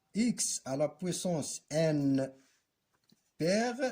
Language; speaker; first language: French; non-native, local second language; Arabic